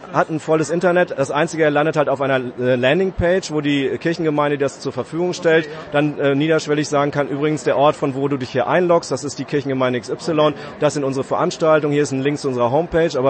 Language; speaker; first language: German; native; German